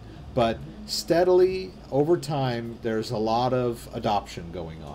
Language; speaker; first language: English; native; English